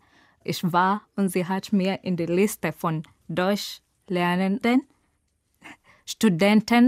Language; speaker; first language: German; non-native, learner; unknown